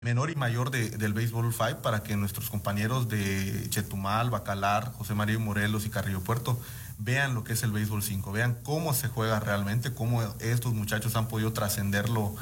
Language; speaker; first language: Spanish; native; Spanish